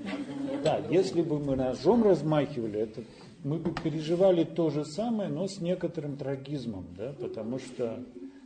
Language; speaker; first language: Russian; native; Russian